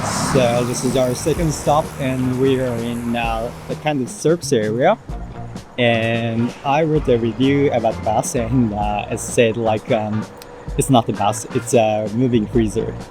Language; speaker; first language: English; non-native, learner; Japanese